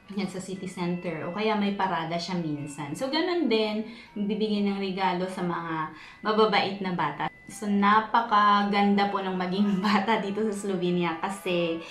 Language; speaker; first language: Filipino; non-native, local second language; Iloko